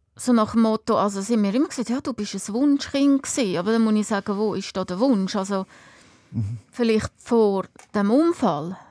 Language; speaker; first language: German; native; German